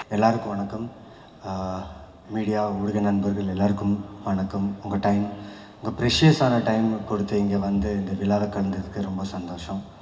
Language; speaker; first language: Tamil; non-native, fluent; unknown